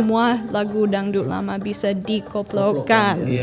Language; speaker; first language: Indonesian; non-native, fluent; English